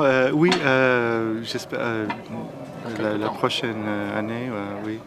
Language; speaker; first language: French; non-native, learner; English